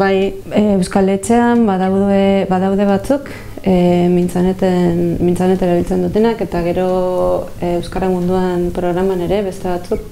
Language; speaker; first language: Basque; non-native, fluent; Spanish